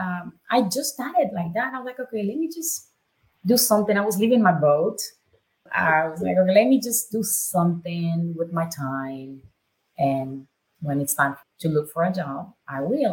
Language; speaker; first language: English; non-native, fluent; Spanish